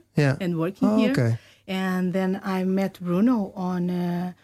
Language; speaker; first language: English; non-native, learner; Portuguese